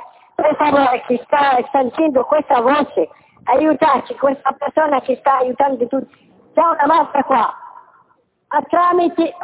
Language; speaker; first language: Italian; non-native, learner; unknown